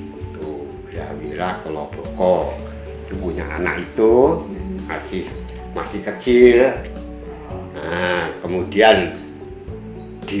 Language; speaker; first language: Indonesian; non-native, local second language; Javanese